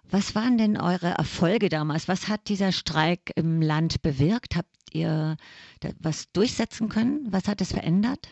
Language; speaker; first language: German; native; German